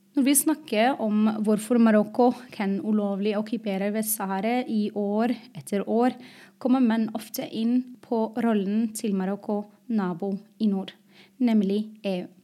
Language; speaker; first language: Norwegian; non-native, fluent; Arabic